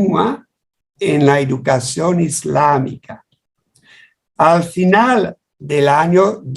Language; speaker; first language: Spanish; non-native, fluent; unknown